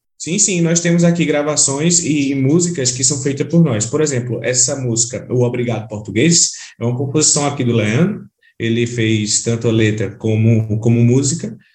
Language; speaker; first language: Portuguese; native; Portuguese